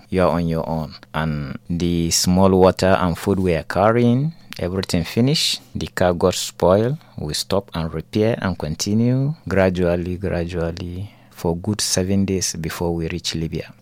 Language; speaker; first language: English; non-native, local second language; Hausa